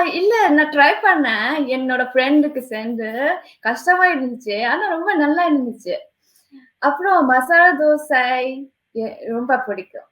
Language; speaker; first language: Tamil; non-native, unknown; Japanese